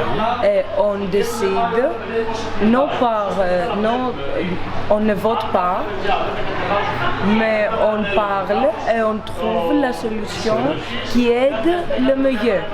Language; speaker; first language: French; non-native, learner; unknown